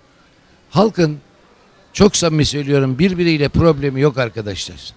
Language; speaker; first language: Turkish; native; Turkish